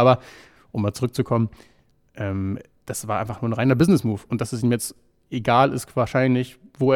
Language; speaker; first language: German; native; German